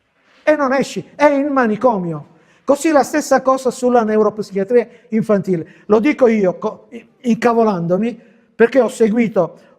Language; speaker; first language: Italian; native; Italian